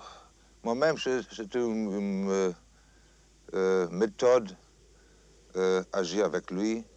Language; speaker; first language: French; non-native, fluent; German